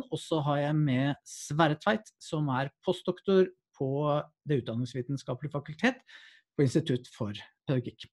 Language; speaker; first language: Norwegian; native; Norwegian